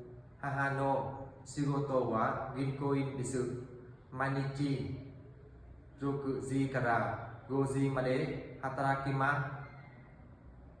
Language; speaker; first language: Japanese; non-native, learner; Vietnamese